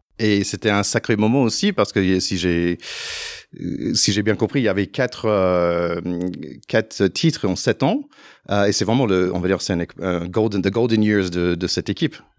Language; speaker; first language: French; non-native, fluent; English